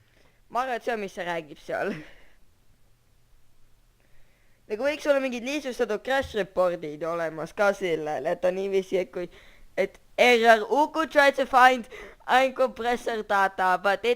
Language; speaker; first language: Estonian; native; Estonian